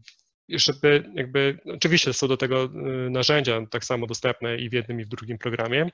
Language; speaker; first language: Polish; native; Polish